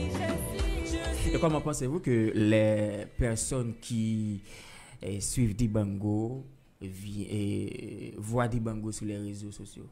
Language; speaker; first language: French; non-native, local second language; Haitian Creole